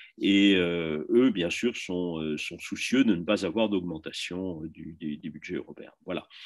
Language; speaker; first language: French; native; French